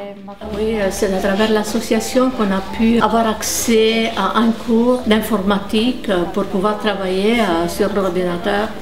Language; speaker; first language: French; non-native, fluent; Romanian